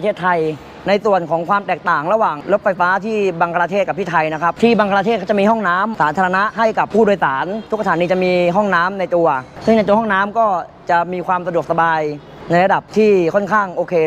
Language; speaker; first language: Thai; native; Thai